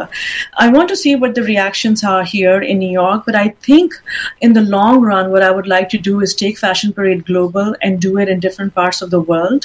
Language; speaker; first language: English; non-native, local second language; Urdu